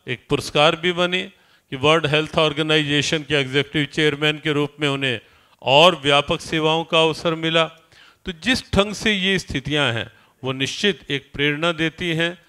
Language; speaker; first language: Hindi; native; Hindi